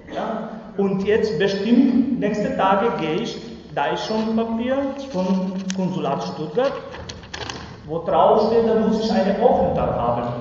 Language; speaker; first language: German; non-native, learner; Romany